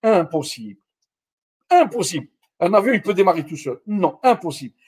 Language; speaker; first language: French; non-native, local second language; Arabic